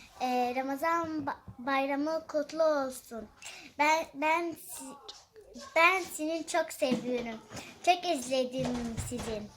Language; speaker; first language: Turkish; early bilingual, other home language; Arabic